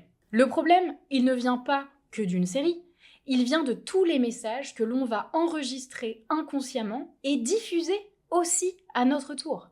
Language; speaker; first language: French; native; French